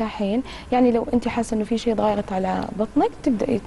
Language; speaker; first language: Arabic; native; Arabic